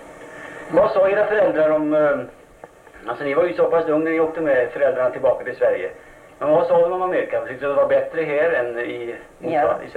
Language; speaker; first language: Swedish; native; Swedish